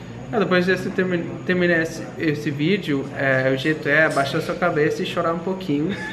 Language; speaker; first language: Portuguese; non-native, fluent; English